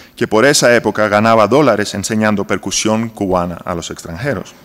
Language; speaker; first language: Spanish; non-native, fluent; Greek